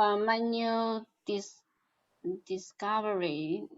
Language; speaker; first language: English; non-native, learner; Chinese